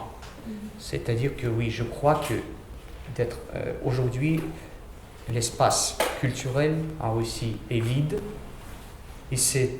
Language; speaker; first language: French; non-native, learner; Russian